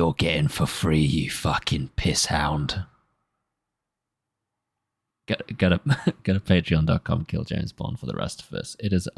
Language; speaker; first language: English; native; English